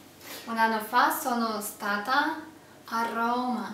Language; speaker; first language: Italian; non-native, learner; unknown